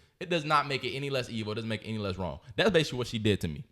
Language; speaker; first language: English; native; English